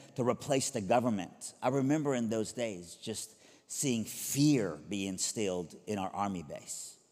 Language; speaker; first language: English; early bilingual, other home language; Persian